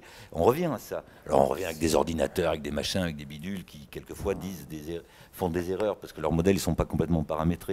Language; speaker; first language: French; native; French